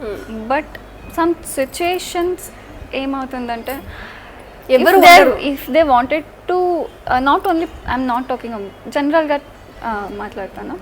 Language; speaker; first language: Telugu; non-native, learner; Kannada